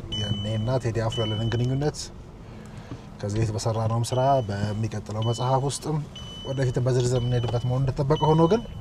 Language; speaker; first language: Amharic; native; Amharic